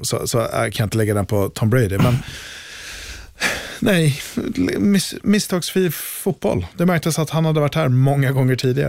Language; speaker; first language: Swedish; native; Swedish